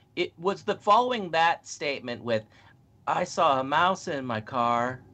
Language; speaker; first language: English; native; English